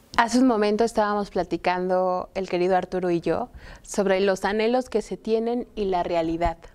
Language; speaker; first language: Spanish; native; Spanish